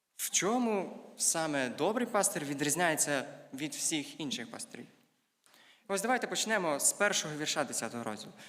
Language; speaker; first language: Ukrainian; native; Ukrainian